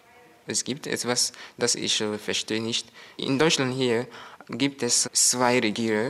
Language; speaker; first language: German; non-native, learner; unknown